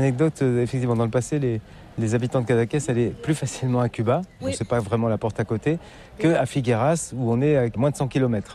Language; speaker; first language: French; native; French